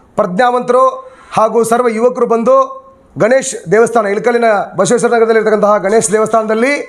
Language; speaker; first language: Kannada; non-native, local second language; Lambadi